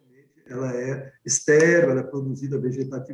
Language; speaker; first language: Portuguese; native; Portuguese